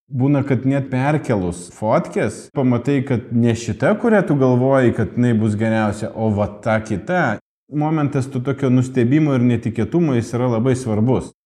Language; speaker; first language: Lithuanian; non-native, local second language; Russian